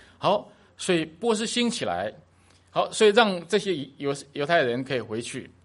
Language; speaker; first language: Chinese; native; Chinese